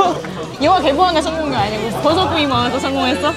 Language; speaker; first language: Korean; non-native, fluent; Chinese